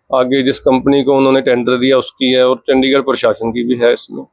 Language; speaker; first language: Hindi; native; Hindi